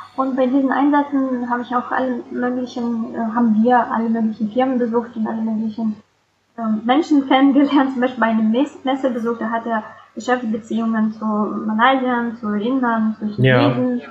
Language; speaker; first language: German; non-native, fluent; Russian